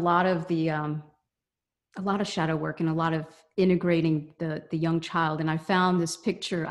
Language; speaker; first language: English; native; English